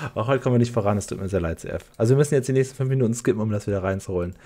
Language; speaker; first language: German; native; German